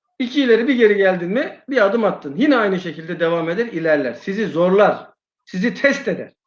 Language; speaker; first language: Turkish; non-native, fluent; Uyghur